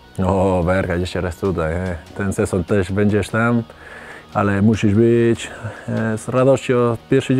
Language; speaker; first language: Polish; non-native, learner; Spanish